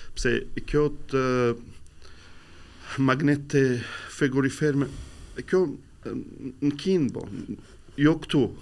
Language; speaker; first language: Albanian; non-native, learner; Arabic